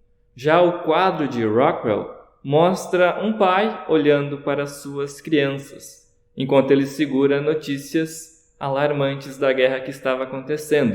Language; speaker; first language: Portuguese; native; Portuguese